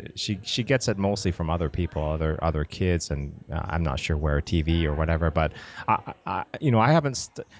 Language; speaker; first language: English; native; English